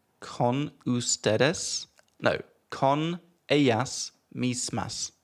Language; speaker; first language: Spanish; non-native, learner; English